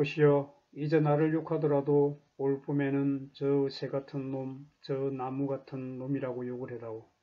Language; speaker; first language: Korean; native; Korean